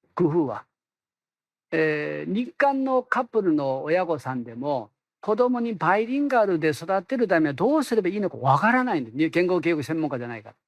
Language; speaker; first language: Japanese; non-native, fluent; Korean